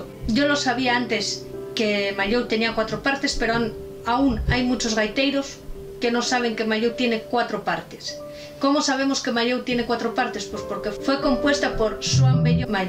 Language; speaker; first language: Spanish; native; Spanish